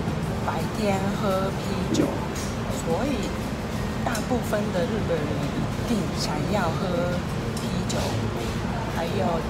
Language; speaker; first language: Chinese; non-native, fluent; Japanese